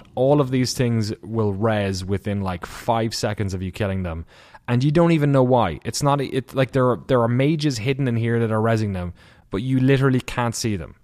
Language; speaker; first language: English; native; English